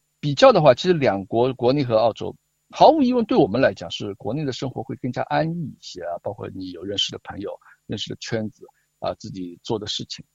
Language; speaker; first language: Chinese; native; Chinese